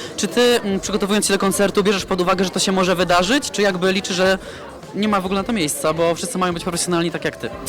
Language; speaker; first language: Polish; native; Polish